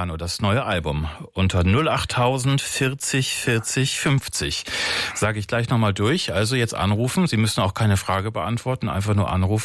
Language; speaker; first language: German; native; German